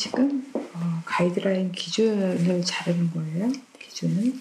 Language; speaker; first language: Korean; native; Korean